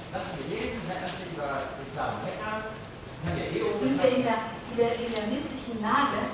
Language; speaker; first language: German; non-native, fluent; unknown